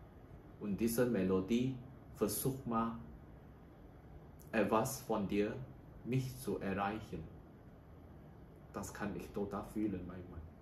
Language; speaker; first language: German; non-native, learner; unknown